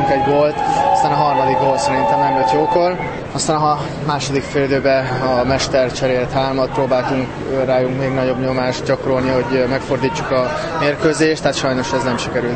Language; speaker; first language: Hungarian; native; Hungarian